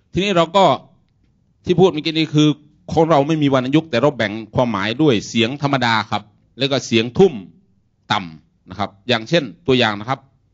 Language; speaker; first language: Thai; non-native, local second language; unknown